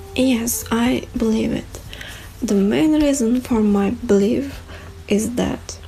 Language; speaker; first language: English; non-native, learner; Turkish